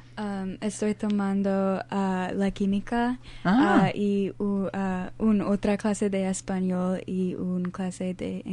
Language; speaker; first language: Spanish; non-native, learner; English